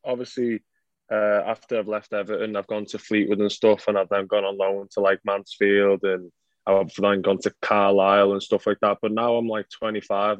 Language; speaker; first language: English; native; English